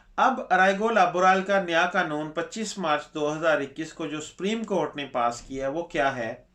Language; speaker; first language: Urdu; non-native, local second language; Punjabi